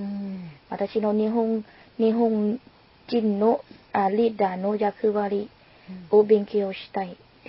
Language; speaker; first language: Japanese; non-native, learner; Lao